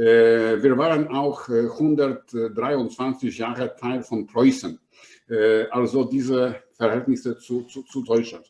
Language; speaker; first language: German; non-native, fluent; Polish